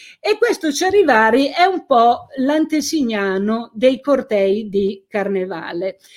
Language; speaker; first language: Italian; native; Italian